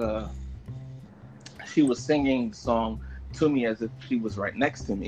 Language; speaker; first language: English; native; English